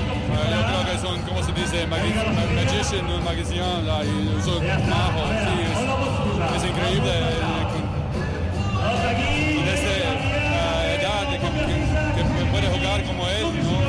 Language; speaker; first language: Spanish; non-native, learner; English